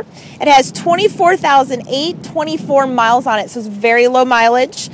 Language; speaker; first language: English; native; English